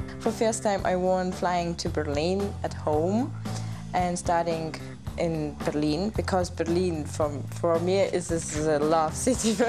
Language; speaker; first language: English; non-native, learner; German